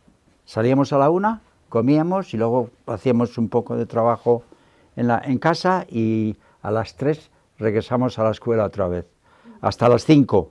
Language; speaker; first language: Spanish; native; Spanish